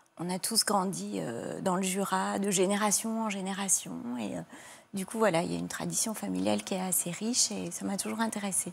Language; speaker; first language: French; native; French